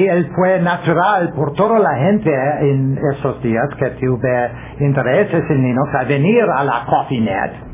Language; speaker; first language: Spanish; non-native, learner; English